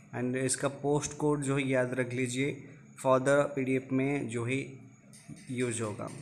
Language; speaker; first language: Hindi; non-native, local second language; Odia